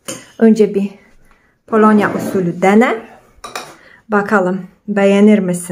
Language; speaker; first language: Turkish; non-native, fluent; Polish